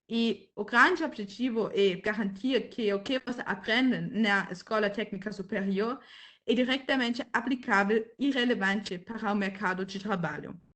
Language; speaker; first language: Portuguese; non-native, fluent; German